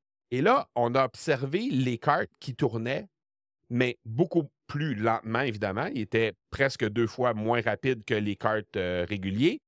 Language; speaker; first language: French; native; French